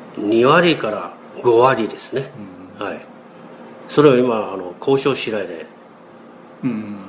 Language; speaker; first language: Japanese; non-native, fluent; Chinese